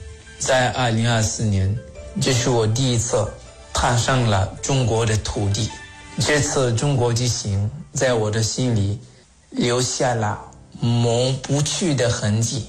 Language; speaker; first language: Chinese; non-native, fluent; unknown